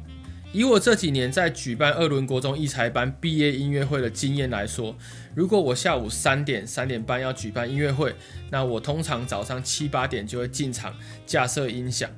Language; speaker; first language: Chinese; native; Chinese